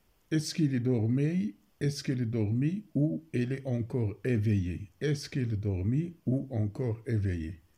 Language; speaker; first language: French; non-native, local second language; Arabic